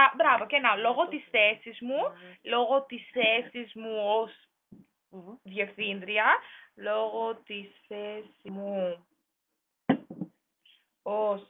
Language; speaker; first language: Greek; non-native, learner; German